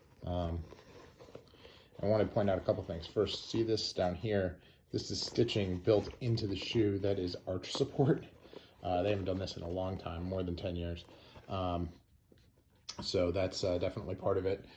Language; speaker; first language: English; native; English